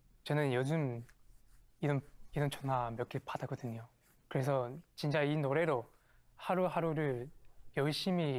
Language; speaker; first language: Korean; non-native, fluent; Chinese